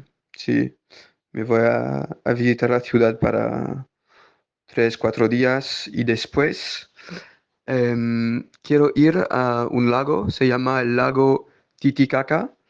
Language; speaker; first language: Spanish; non-native, learner; French